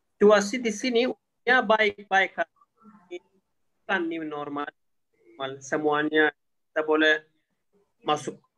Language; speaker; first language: Indonesian; non-native, learner; Turkish